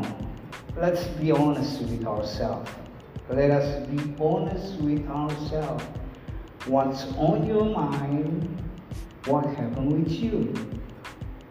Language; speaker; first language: English; non-native, learner; Indonesian